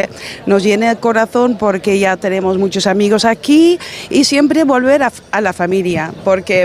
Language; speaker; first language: Spanish; non-native, fluent; Dutch